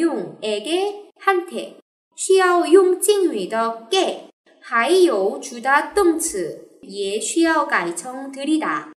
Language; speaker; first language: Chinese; non-native, fluent; Korean